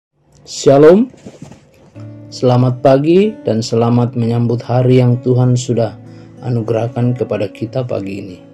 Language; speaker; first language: Indonesian; native; Indonesian